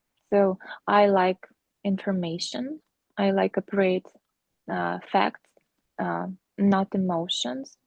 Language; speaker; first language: English; non-native, fluent; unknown